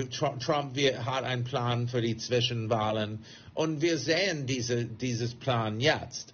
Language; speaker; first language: German; non-native, fluent; English